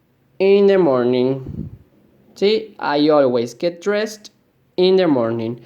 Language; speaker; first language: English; non-native, fluent; Spanish